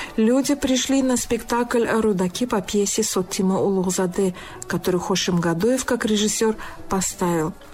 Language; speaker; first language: Russian; non-native, local second language; Tajik